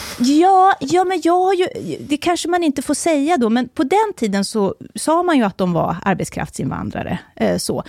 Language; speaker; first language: Swedish; native; Swedish